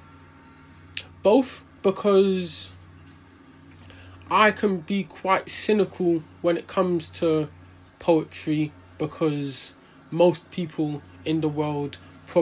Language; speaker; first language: English; native; English